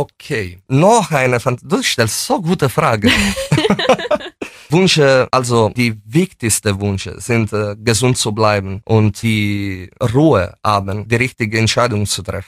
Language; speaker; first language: German; non-native, fluent; Italian